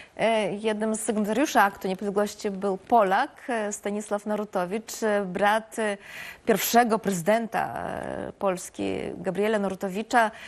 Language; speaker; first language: Polish; native; Polish